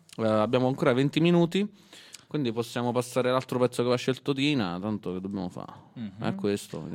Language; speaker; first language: Italian; native; Italian